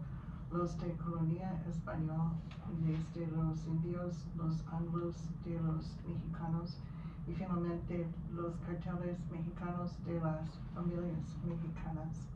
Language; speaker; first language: Spanish; non-native, learner; English